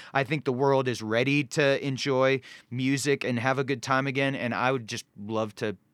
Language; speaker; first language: English; native; English